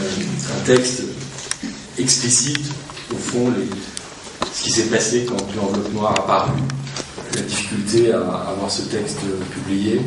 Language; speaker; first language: French; native; French